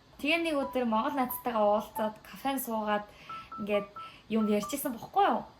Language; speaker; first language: Mongolian; non-native, fluent; Korean